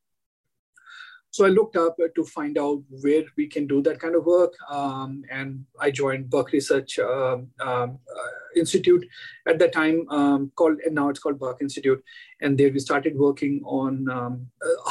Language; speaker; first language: English; non-native, local second language; Hindi